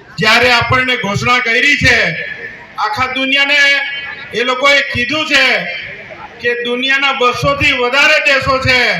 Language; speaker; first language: Gujarati; non-native, local second language; Vasavi